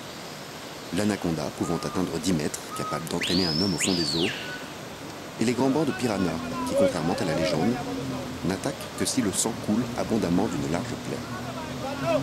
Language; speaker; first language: French; native; French